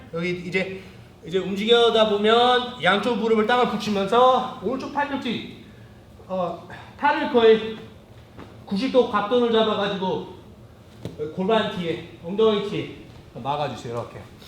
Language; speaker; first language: Korean; early bilingual, heritage; Korean